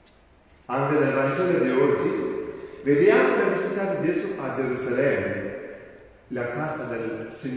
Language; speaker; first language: Italian; non-native, fluent; Malayalam